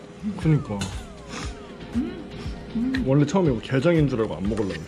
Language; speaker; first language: Korean; native; Korean